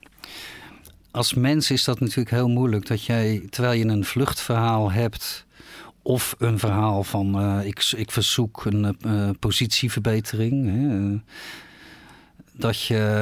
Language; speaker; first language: Dutch; native; Dutch